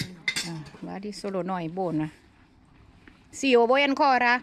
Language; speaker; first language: Italian; non-native, learner; Thai